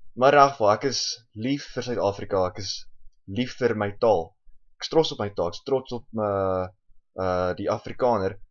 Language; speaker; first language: Afrikaans; early bilingual, heritage; Afrikaans